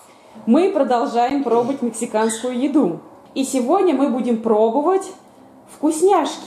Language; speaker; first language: Russian; native; Russian